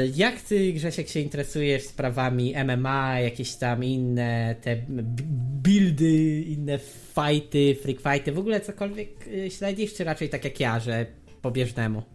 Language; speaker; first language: Polish; native; Polish